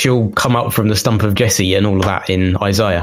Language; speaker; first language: English; native; English